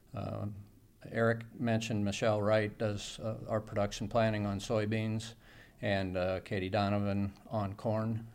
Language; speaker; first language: English; native; English